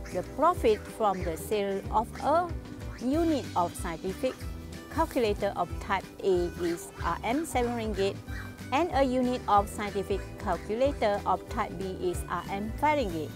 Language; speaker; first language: English; non-native, local second language; Chinese